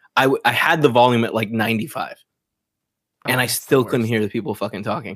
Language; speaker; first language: English; native; English